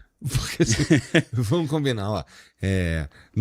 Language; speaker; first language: Portuguese; native; Portuguese